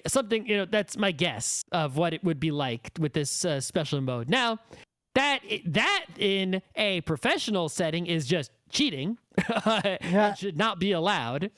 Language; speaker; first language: English; native; English